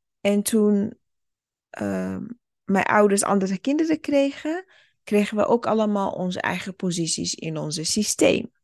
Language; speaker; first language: Dutch; early bilingual, other home language; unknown